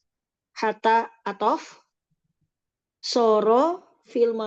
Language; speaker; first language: Arabic; non-native, learner; Indonesian